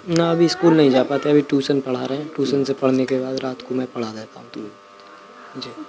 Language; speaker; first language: Hindi; native; Hindi